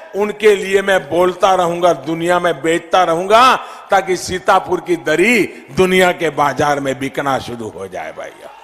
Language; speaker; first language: Hindi; non-native, local second language; Gujarati